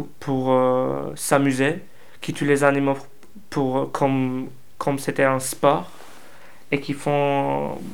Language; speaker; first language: French; non-native, fluent; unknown